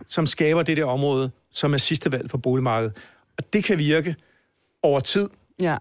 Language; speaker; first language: Danish; native; Danish